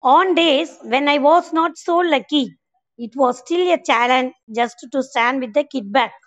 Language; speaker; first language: English; non-native, local second language; Tamil